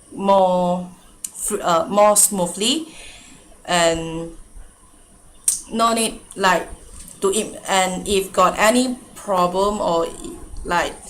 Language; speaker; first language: English; non-native, local second language; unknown